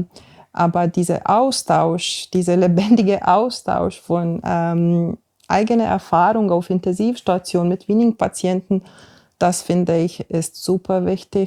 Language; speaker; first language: German; non-native, fluent; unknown